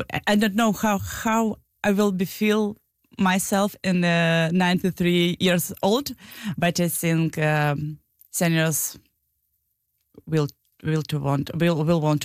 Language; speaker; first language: English; non-native, learner; Ukrainian